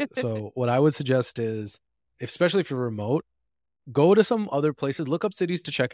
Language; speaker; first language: English; native; English